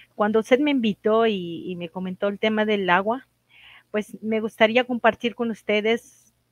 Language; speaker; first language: Spanish; non-native, fluent; Arabic